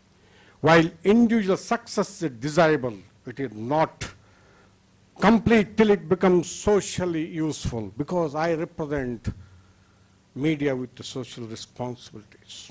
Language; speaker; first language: English; non-native, local second language; Kannada